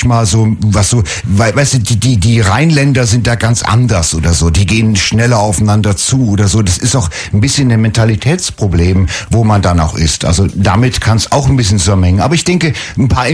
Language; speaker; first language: German; native; German